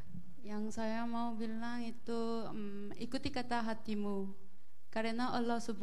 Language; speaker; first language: Indonesian; non-native, learner; Korean